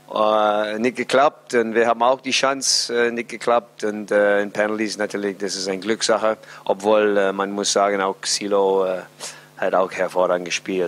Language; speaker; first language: German; non-native, fluent; English